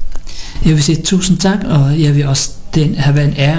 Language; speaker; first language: Danish; early bilingual, other home language; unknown